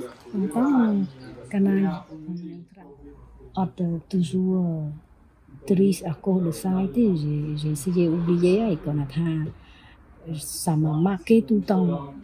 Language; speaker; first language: French; non-native, fluent; Khmer